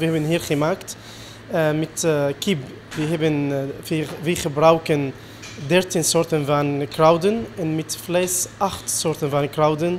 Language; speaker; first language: Dutch; non-native, learner; Arabic